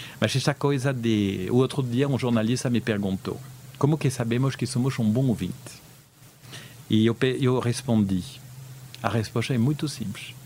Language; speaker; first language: Portuguese; early bilingual, heritage; Portuguese